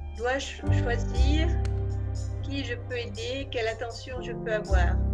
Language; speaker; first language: French; native; French